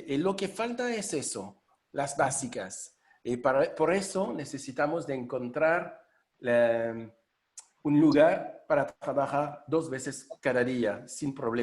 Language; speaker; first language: Spanish; non-native, fluent; French